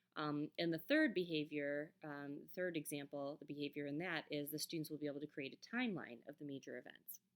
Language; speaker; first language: English; native; English